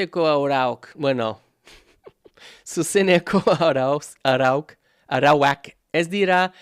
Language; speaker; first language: Basque; non-native, learner; English